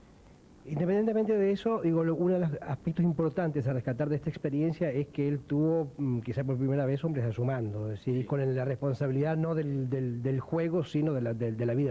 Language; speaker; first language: Spanish; native; Spanish